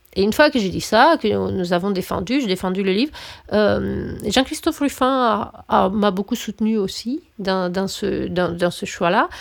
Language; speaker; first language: French; non-native, fluent; Romanian